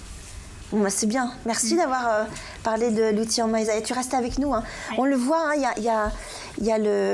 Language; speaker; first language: French; native; French